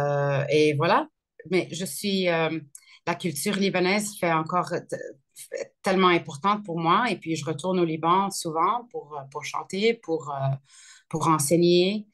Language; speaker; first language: French; early bilingual, other home language; Arabic